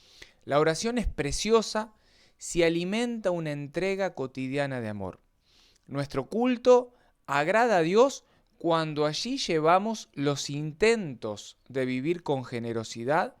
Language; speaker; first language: Spanish; native; Spanish